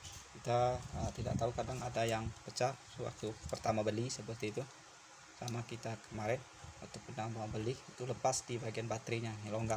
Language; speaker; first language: Indonesian; native; Indonesian